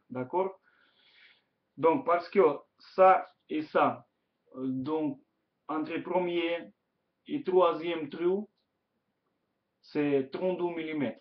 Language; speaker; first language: French; non-native, learner; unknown